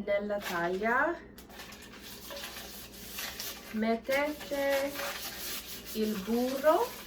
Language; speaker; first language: Italian; non-native, learner; English